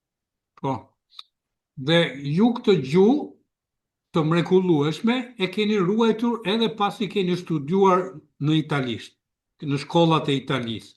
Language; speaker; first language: Albanian; native; Albanian